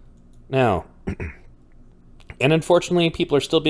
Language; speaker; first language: English; native; English